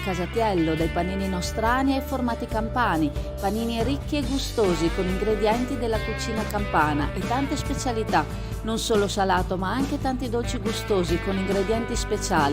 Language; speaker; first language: Italian; native; Italian